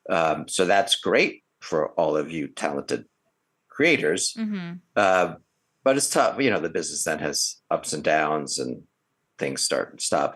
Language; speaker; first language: English; native; English